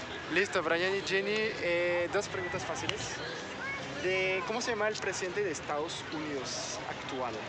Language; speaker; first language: Spanish; non-native, fluent; French